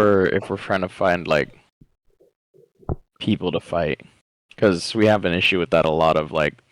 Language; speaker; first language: English; native; English